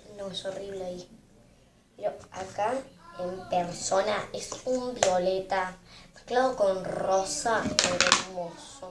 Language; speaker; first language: Spanish; native; Spanish